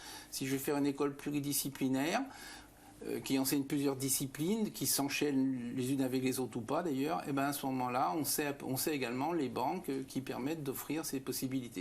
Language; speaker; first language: French; native; French